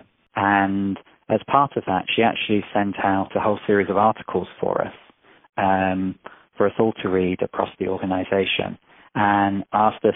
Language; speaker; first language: English; native; English